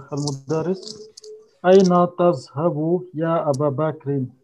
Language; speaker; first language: Arabic; non-native, learner; French